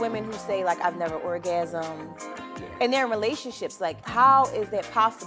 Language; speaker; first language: English; native; English